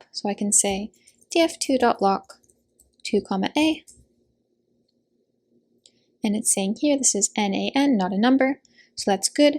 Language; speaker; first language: English; native; English